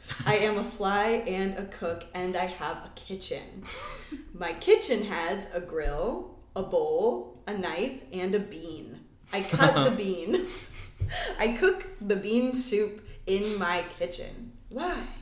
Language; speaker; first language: English; native; English